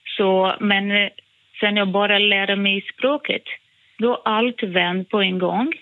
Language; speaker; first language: Swedish; non-native, fluent; Portuguese